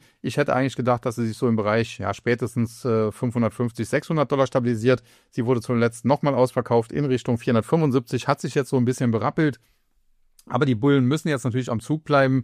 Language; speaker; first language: German; native; German